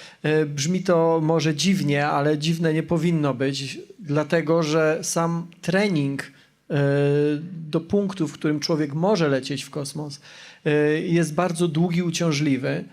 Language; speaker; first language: Polish; native; Polish